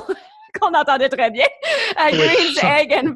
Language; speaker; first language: French; native; French